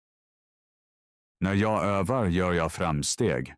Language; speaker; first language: Swedish; non-native, fluent; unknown